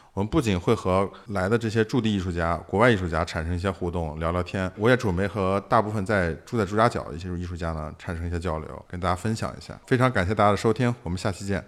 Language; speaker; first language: Chinese; native; Chinese